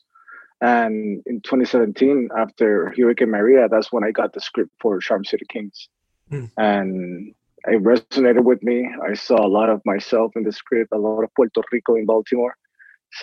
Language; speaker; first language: English; non-native, fluent; Spanish